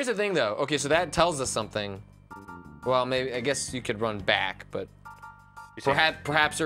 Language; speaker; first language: English; native; English